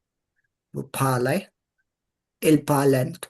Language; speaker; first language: French; non-native, learner; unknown